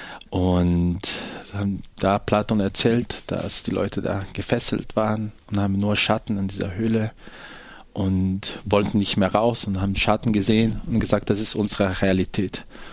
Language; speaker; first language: German; non-native, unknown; Portuguese